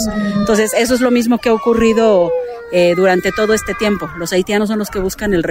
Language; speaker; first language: Spanish; native; Spanish